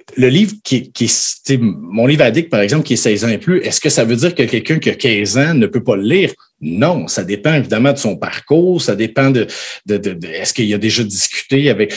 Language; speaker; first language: French; native; French